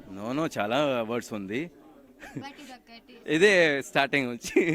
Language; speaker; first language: Telugu; non-native, learner; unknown